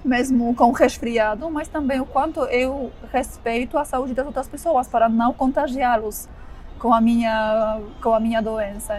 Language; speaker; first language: Portuguese; non-native, fluent; Polish